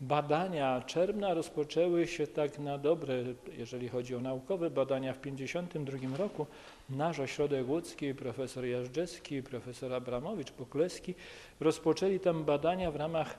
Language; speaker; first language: Polish; native; Polish